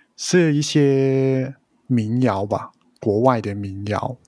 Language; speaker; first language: Chinese; non-native, local second language; Cantonese